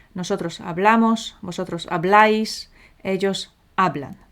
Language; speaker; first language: Spanish; non-native, fluent; Polish